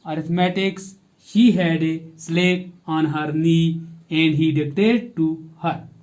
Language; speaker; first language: English; non-native, local second language; Kashmiri